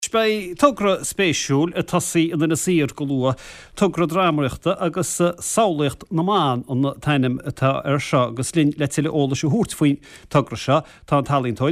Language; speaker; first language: Irish; native; Irish